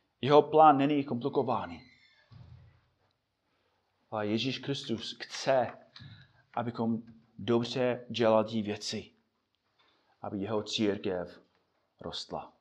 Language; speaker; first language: Czech; non-native, fluent; English